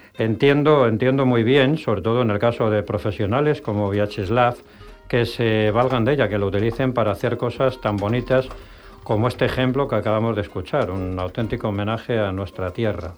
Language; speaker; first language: Spanish; native; Spanish